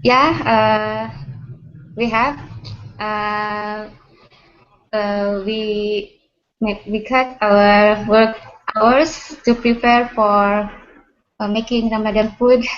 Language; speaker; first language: English; non-native, learner; Indonesian